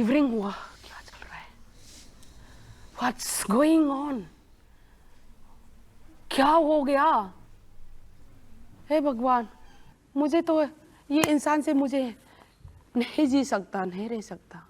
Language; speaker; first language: Hindi; non-native, local second language; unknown